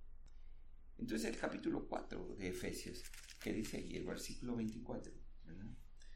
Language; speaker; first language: Spanish; native; Spanish